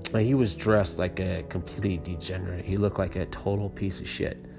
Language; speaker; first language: English; native; English